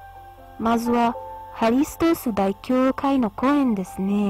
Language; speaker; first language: Japanese; non-native, learner; Romanian